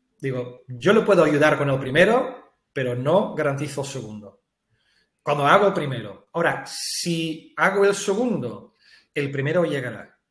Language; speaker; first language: Spanish; non-native, fluent; Dutch